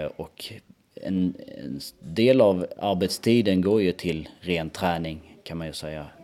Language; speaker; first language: Swedish; early bilingual, other home language; Albanian